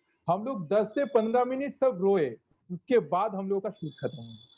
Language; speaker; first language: Hindi; non-native, local second language; Bangla